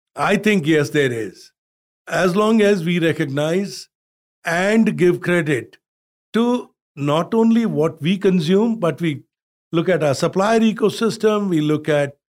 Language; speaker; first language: English; non-native, local second language; Hindi